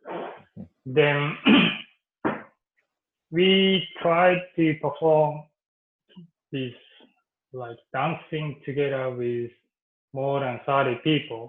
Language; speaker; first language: English; non-native, learner; Japanese